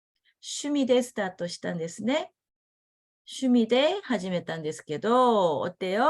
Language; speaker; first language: Japanese; non-native, fluent; Korean